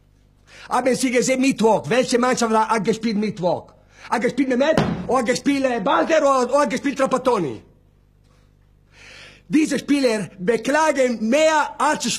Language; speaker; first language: German; non-native, learner; Italian